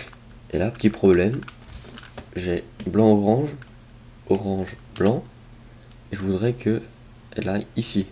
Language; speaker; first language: French; native; French